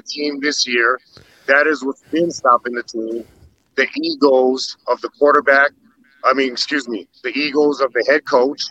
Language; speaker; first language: English; native; English